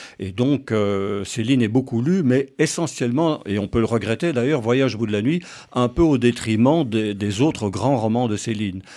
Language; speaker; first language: French; native; French